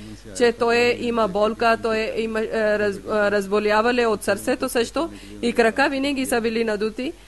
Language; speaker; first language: Bulgarian; non-native, learner; Urdu